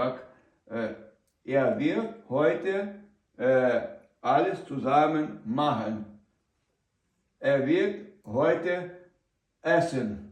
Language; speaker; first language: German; non-native, learner; Ukrainian